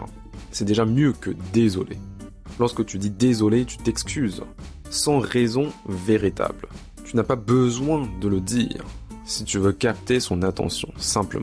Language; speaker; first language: French; native; French